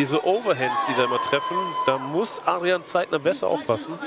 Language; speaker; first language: German; native; German